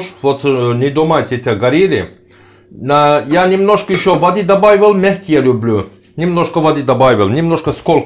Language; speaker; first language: Russian; non-native, learner; Turkish